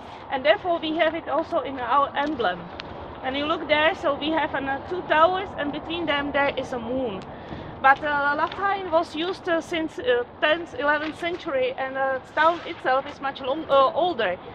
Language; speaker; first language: English; non-native, fluent; Czech